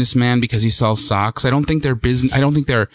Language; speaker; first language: English; native; English